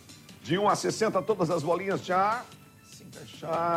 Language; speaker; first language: Portuguese; native; Portuguese